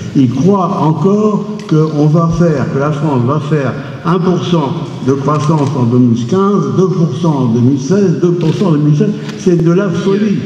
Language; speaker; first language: French; native; French